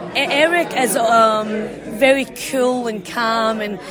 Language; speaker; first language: English; native; English